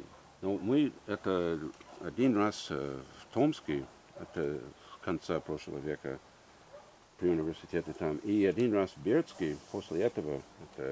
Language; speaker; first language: Russian; early bilingual, heritage; English